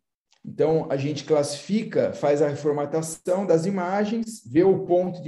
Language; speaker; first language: Portuguese; native; Portuguese